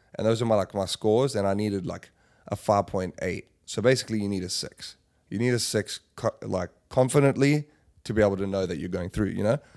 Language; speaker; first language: English; native; English